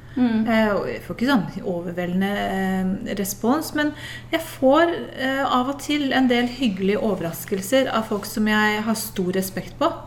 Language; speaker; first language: Norwegian; native; Norwegian